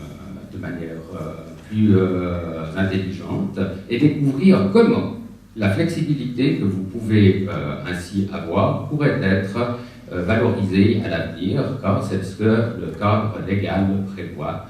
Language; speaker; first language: French; native; French